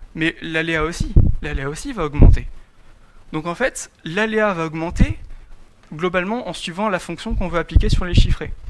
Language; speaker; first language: French; native; French